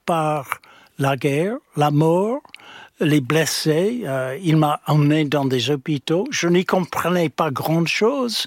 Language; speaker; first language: French; non-native, fluent; English